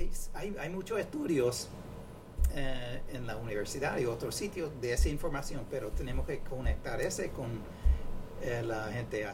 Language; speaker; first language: Spanish; non-native, fluent; English